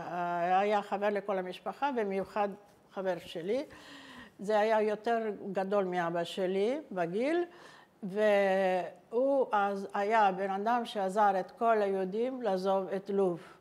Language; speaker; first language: Hebrew; non-native, fluent; Italian